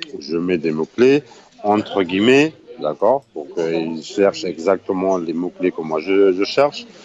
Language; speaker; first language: French; non-native, fluent; Spanish